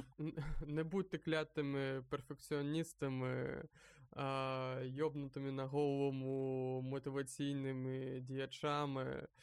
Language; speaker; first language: Ukrainian; non-native, local second language; Russian